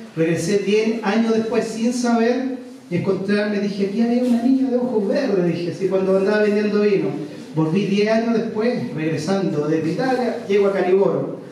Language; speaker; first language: Spanish; native; Spanish